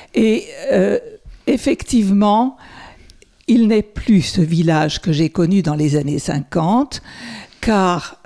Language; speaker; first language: French; native; French